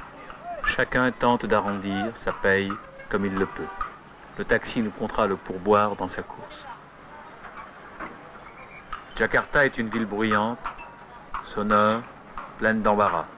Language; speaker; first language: French; native; French